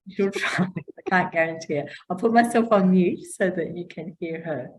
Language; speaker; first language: English; native; English